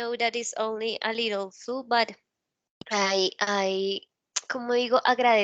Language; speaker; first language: English; non-native, learner; Spanish